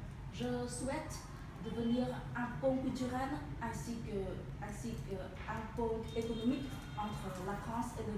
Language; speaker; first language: French; non-native, learner; Vietnamese